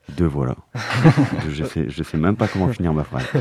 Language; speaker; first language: French; native; French